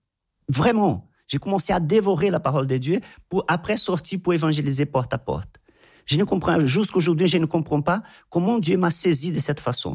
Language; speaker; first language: French; non-native, fluent; Portuguese